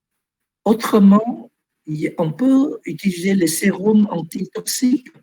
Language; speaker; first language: French; non-native, fluent; Vietnamese